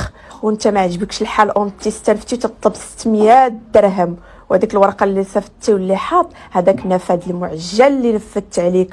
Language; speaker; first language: Arabic; native; Arabic